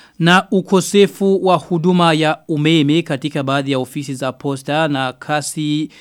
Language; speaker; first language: Swahili; non-native, local second language; Rundi